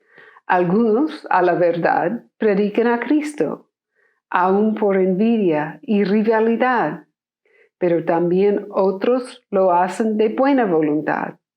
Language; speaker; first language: Spanish; non-native, fluent; English